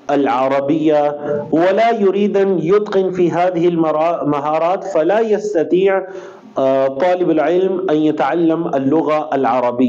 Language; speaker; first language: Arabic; non-native, fluent; Urdu